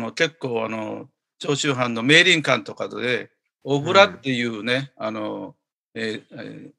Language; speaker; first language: Japanese; native; Japanese